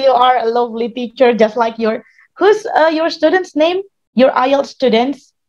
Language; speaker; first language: English; non-native, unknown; Indonesian